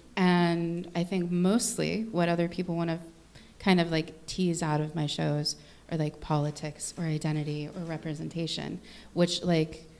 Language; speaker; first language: English; native; English